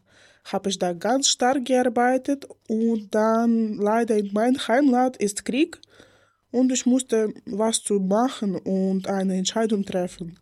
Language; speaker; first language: German; non-native, learner; Ukrainian